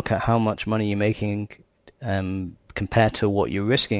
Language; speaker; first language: English; native; English